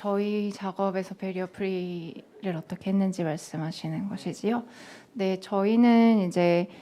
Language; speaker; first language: Korean; native; Korean